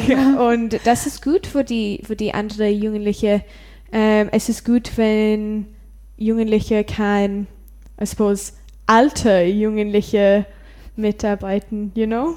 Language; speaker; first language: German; non-native, learner; English